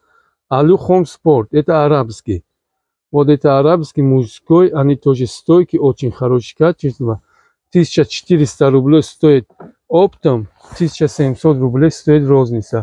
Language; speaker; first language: Russian; non-native, learner; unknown